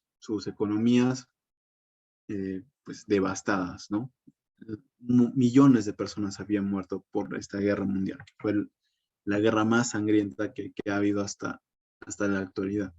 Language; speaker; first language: Spanish; native; Spanish